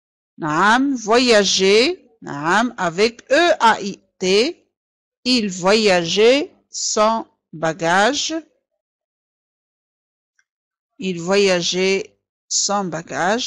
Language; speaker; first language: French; non-native, fluent; Arabic